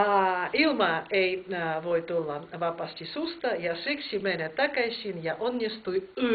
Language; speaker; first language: Finnish; non-native, fluent; Russian